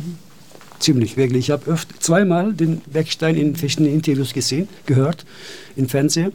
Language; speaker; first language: German; non-native, fluent; Turkish